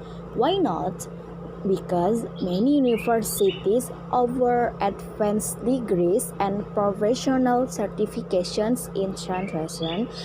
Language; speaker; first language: English; non-native, learner; Indonesian